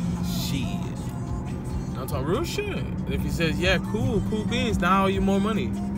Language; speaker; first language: English; early bilingual, other home language; Spanish